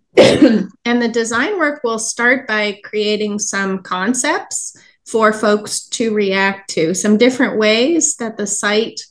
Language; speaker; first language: English; native; English